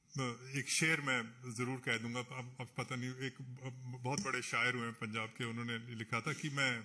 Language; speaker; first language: Hindi; non-native, local second language; Punjabi